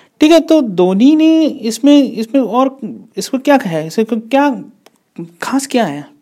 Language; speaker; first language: Hindi; non-native, local second language; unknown